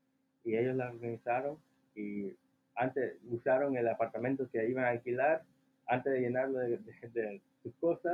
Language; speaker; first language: Spanish; early bilingual, heritage; Spanish